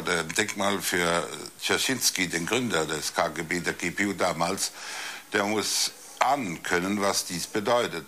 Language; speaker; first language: German; native; German